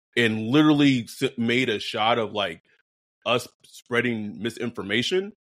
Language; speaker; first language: English; native; English